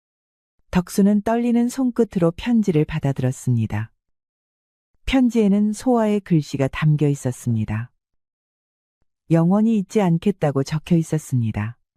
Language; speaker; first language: Korean; native; Korean